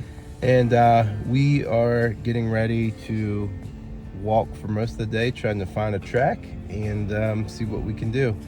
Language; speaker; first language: English; native; English